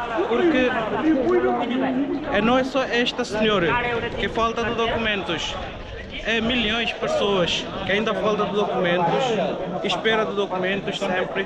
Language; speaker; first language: Portuguese; non-native, learner; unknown